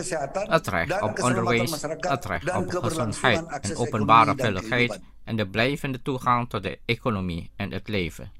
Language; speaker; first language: Dutch; non-native, fluent; Indonesian